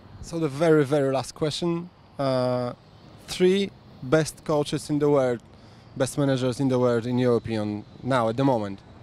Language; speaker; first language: English; non-native, fluent; Polish